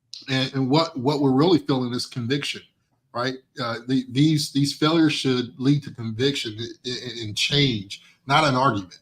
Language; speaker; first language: English; native; English